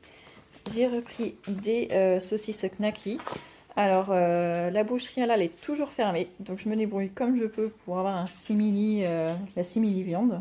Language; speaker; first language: French; native; French